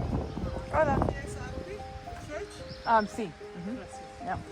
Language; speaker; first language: Spanish; non-native, learner; English